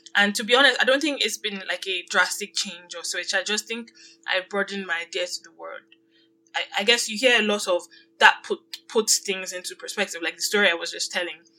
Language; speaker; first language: English; non-native, local second language; Yoruba